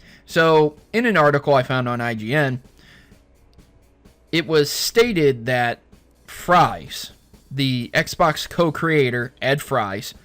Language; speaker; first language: English; native; English